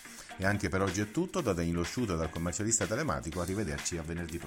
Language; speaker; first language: Italian; native; Italian